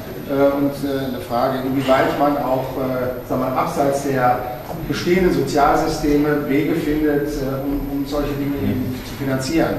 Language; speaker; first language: German; native; German